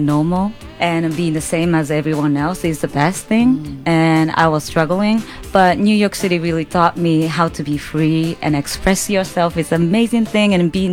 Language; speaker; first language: English; non-native, fluent; Japanese